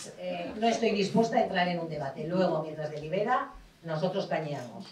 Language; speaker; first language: Spanish; native; Spanish